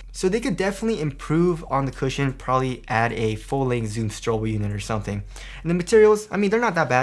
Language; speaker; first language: English; native; English